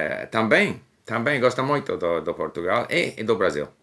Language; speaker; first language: Portuguese; non-native, learner; English